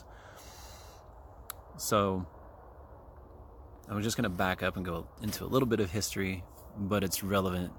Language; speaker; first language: English; native; English